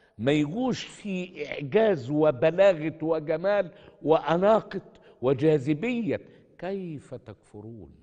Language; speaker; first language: Arabic; native; Arabic